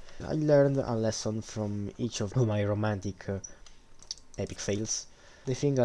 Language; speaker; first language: English; non-native, fluent; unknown